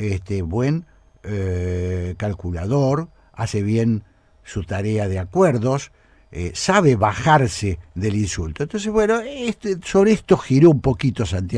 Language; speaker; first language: Spanish; native; Spanish